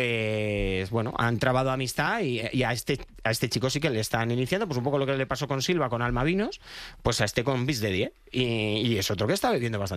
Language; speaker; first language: Spanish; native; Spanish